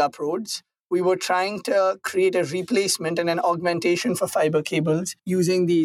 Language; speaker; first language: English; non-native, local second language; Hindi